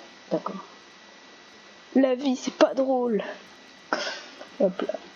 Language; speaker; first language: French; native; French